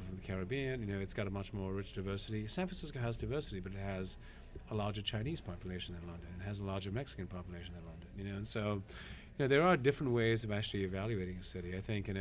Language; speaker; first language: English; non-native, local second language; Hindi